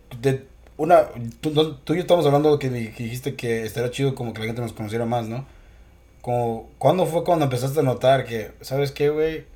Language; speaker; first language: Spanish; early bilingual, heritage; Spanish